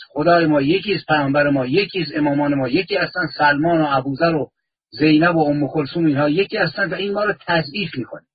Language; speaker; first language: Persian; native; Persian